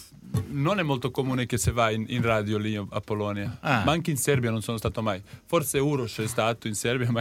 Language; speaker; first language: Italian; non-native, learner; Serbian